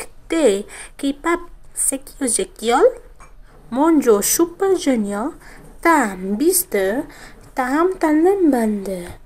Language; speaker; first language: Korean; non-native, learner; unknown